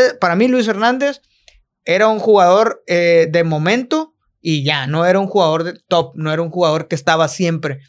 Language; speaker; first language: Spanish; native; Spanish